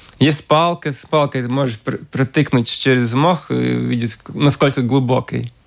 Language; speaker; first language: Russian; non-native, local second language; Latvian